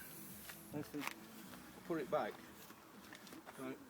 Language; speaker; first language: English; native; English